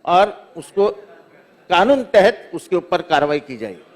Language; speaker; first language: Hindi; non-native, local second language; Marathi